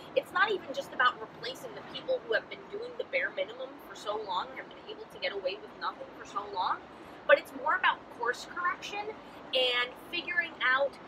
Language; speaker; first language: English; early bilingual, other home language; Spanish